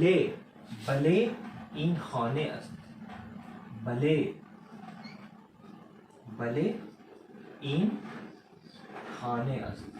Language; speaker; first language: Persian; non-native, fluent; Urdu